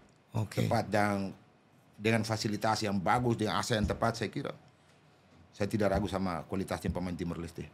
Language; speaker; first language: Indonesian; non-native, local second language; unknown